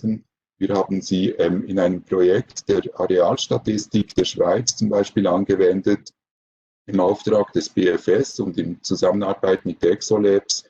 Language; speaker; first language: German; native; German